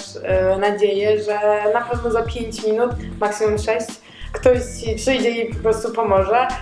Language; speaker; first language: Polish; non-native, learner; Georgian